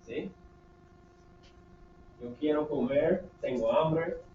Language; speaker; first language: Spanish; non-native, fluent; English